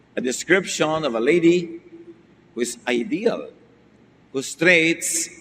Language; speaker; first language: English; non-native, local second language; Filipino